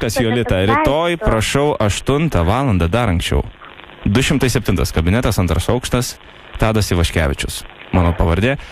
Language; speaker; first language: Lithuanian; native; Lithuanian